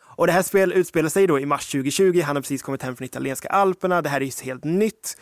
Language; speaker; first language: Swedish; early bilingual, other home language; English